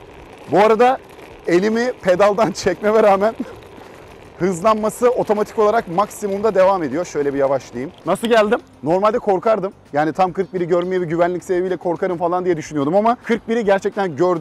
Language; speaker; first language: Turkish; native; Turkish